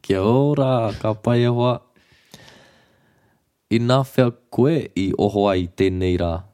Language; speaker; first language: Māori; non-native, local second language; English